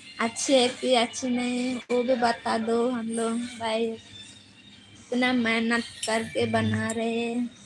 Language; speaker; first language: Hindi; non-native, local second language; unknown